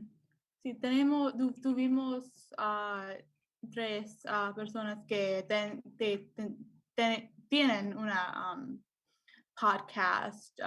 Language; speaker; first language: Spanish; non-native, learner; English